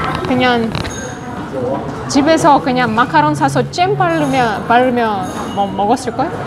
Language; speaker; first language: Korean; non-native, fluent; Russian